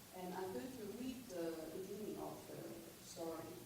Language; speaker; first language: English; non-native, local second language; Chinese